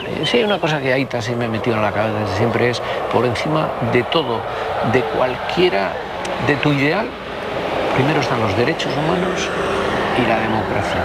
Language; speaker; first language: Spanish; native; Spanish